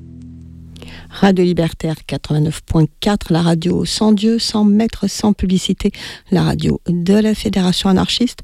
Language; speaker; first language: French; native; French